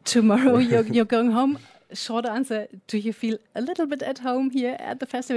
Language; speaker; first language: English; non-native, fluent; German